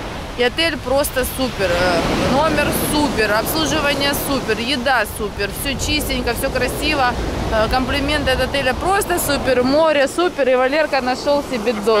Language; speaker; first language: Russian; native; Russian